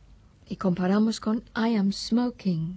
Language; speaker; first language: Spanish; non-native, fluent; English